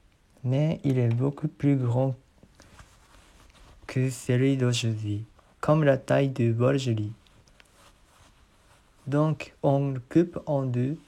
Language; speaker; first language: French; non-native, learner; Japanese